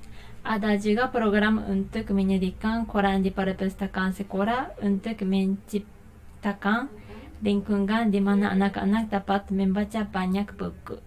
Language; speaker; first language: Indonesian; non-native, learner; Japanese